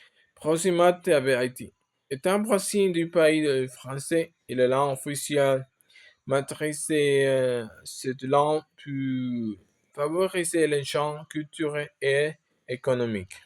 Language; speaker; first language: French; non-native, learner; Spanish